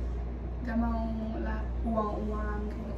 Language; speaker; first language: Indonesian; early bilingual, heritage; Arabic